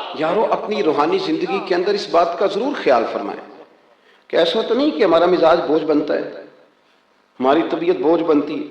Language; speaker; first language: Urdu; non-native, local second language; Punjabi